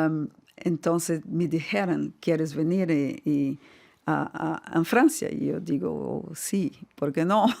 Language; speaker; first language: Spanish; non-native, fluent; Portuguese